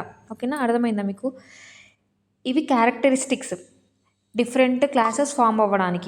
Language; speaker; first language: Telugu; native; Telugu